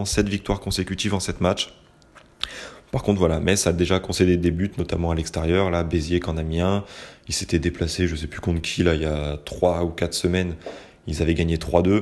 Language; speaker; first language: French; native; French